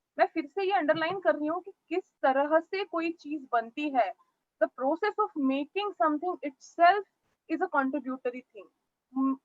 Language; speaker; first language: Hindi; non-native, local second language; Marathi